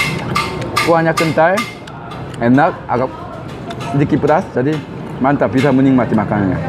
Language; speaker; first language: Indonesian; non-native, fluent; Korean